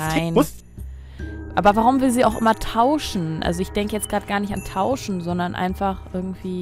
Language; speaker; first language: German; native; German